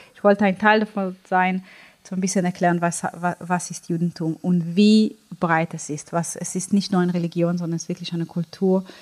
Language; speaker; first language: German; non-native, fluent; Hebrew